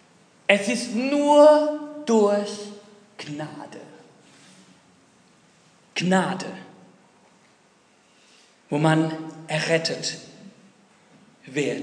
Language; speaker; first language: German; non-native, fluent; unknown